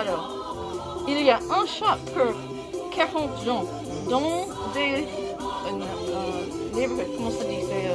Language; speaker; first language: French; non-native, learner; English